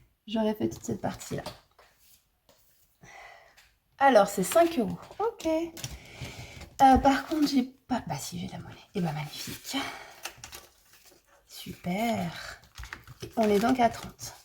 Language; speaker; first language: French; native; French